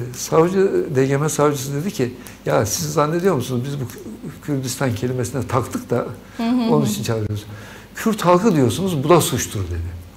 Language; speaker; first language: Turkish; early bilingual, other home language; Uzbek